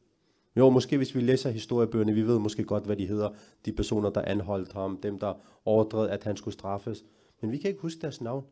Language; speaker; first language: Danish; early bilingual, other home language; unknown